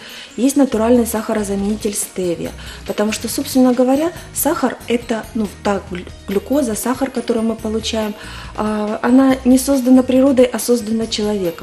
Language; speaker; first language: Russian; native; Russian